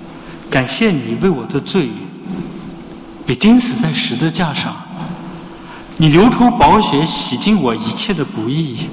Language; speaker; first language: Chinese; native; Chinese